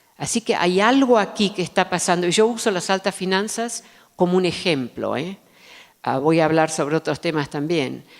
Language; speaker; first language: Spanish; early bilingual, other home language; Dutch